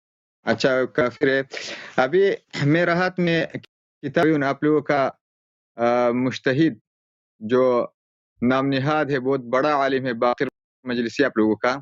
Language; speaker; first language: Urdu; non-native, fluent; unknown